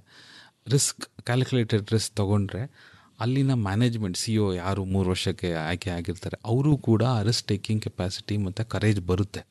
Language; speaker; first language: Kannada; native; Kannada